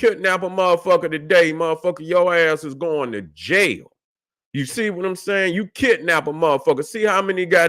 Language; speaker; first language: English; native; English